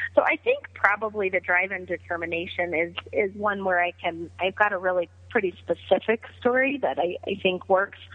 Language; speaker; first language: English; native; English